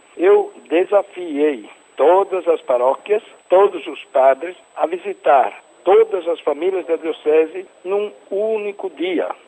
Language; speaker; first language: Portuguese; non-native, fluent; Italian